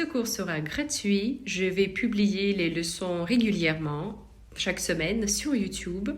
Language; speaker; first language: French; non-native, fluent; Russian